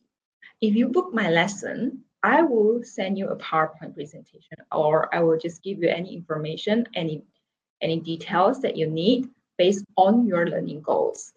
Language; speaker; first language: English; non-native, local second language; Chinese